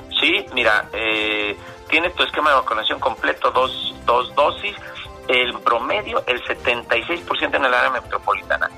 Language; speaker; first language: Spanish; native; Spanish